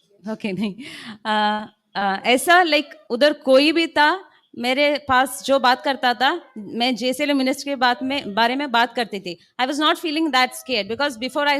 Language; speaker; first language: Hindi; non-native, local second language; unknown